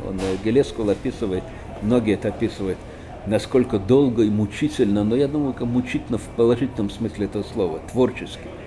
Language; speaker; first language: Russian; native; Russian